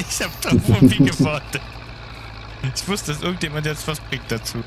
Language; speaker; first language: German; native; German